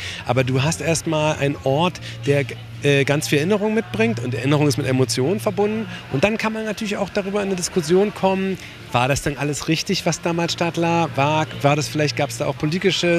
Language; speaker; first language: German; native; German